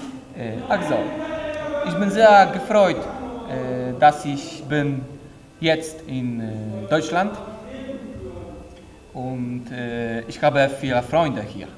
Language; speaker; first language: German; non-native, learner; Polish